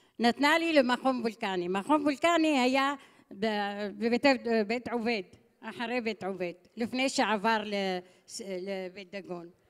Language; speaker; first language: Hebrew; non-native, fluent; Arabic